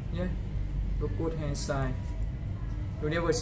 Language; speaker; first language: English; non-native, learner; Thai